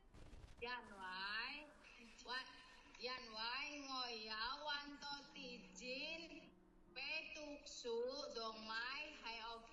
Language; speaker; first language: Cantonese; non-native, learner; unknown